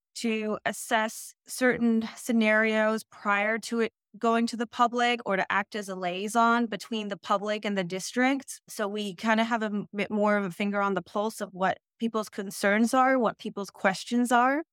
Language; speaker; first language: English; early bilingual, other home language; Dutch